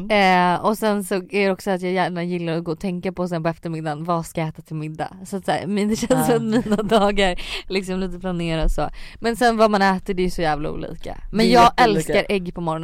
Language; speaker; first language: Swedish; native; Swedish